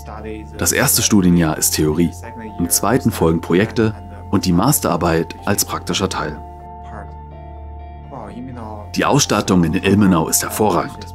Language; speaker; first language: German; non-native, learner; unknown